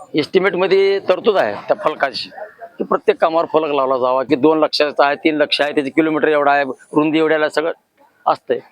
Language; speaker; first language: Marathi; native; Marathi